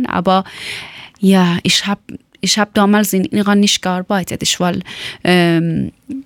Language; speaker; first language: German; non-native, learner; Persian